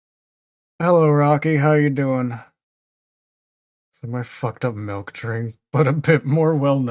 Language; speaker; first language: English; native; English